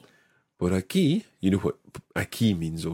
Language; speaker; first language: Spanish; non-native, fluent; English